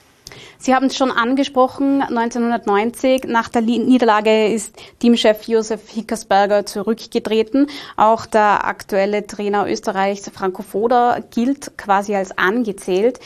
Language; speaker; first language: German; native; German